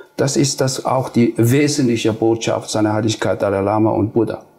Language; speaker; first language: German; non-native, fluent; Nepali